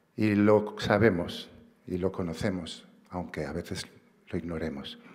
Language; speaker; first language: Spanish; native; Spanish